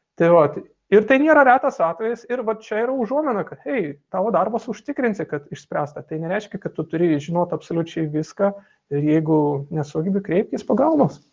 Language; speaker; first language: Lithuanian; non-native, local second language; Russian